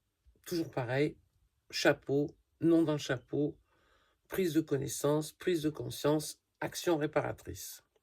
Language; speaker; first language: French; native; French